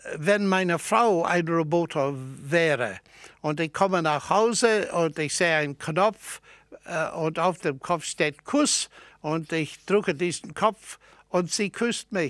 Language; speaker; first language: German; non-native, fluent; English